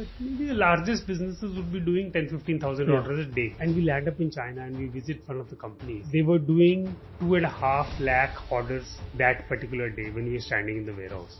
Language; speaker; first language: English; non-native, local second language; Punjabi